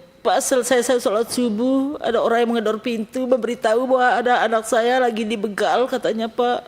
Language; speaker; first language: Indonesian; non-native, local second language; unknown